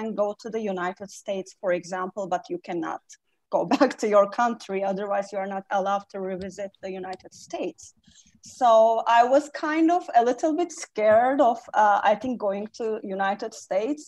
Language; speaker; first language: English; non-native, fluent; Turkish